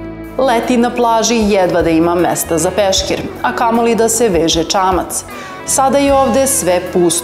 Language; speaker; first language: Serbian; native; Serbian